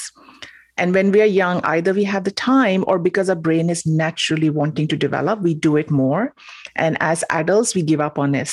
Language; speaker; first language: English; non-native, local second language; Hindi